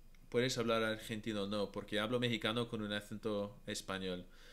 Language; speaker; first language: Spanish; non-native, learner; English